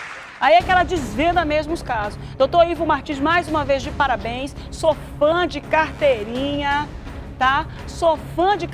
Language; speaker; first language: Portuguese; native; Portuguese